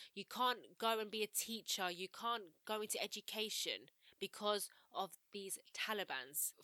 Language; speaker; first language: English; native; English